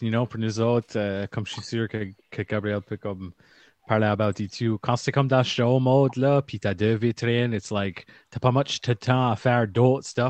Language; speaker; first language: French; early bilingual, heritage; French